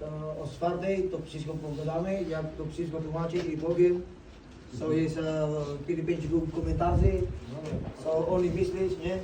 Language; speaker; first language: Polish; non-native, learner; Filipino